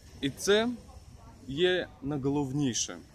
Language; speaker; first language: Ukrainian; non-native, local second language; Russian